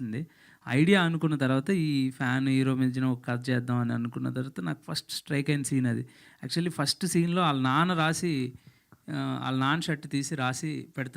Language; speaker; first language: Telugu; native; Telugu